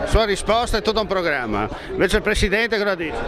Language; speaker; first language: Italian; native; Italian